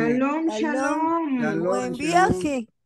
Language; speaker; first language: Spanish; native; Spanish